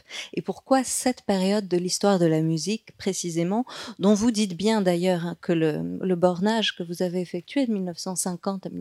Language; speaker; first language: French; native; French